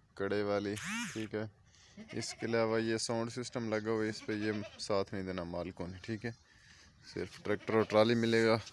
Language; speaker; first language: Urdu; non-native, local second language; Punjabi